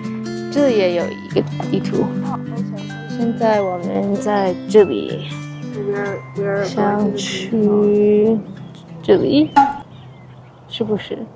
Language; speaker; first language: Chinese; non-native, learner; English